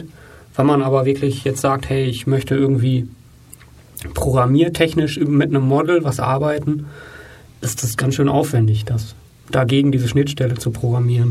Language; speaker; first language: German; native; German